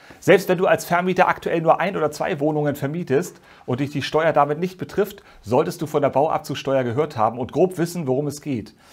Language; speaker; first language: German; native; German